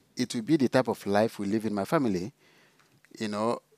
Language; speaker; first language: English; non-native, local second language; Igbo